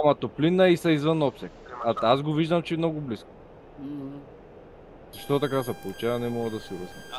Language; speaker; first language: Bulgarian; native; Bulgarian